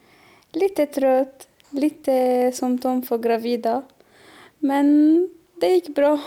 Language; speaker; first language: Swedish; non-native, learner; Arabic